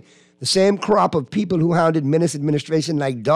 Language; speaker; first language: English; native; English